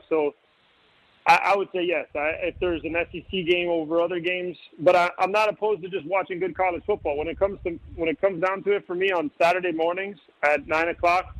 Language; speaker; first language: English; native; English